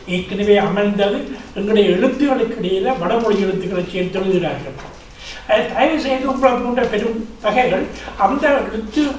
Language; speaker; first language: Tamil; native; Tamil